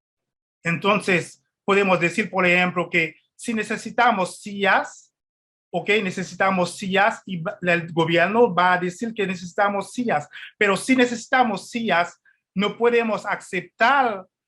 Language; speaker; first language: Spanish; non-native, fluent; Haitian Creole